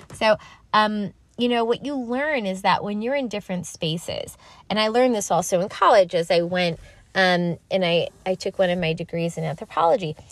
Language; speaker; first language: English; native; English